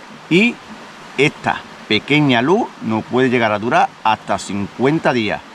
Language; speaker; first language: Spanish; native; Spanish